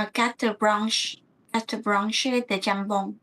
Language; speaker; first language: French; non-native, learner; Vietnamese